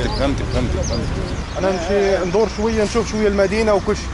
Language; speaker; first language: Arabic; early bilingual, heritage; Arabic